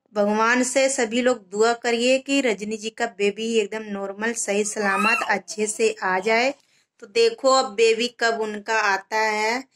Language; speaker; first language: Hindi; native; Hindi